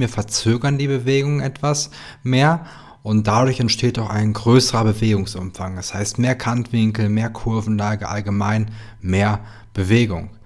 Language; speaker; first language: German; native; German